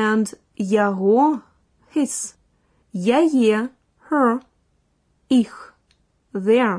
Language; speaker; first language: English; non-native, fluent; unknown